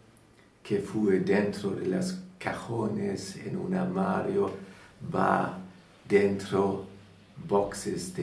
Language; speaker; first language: Spanish; non-native, learner; German